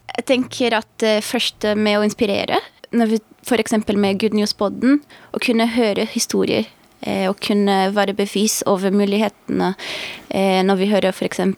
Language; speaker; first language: Norwegian; non-native, fluent; Portuguese